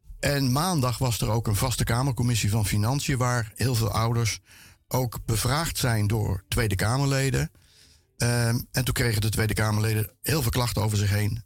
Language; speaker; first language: Dutch; native; Dutch